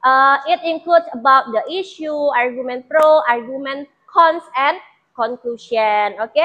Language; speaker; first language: English; non-native, fluent; Indonesian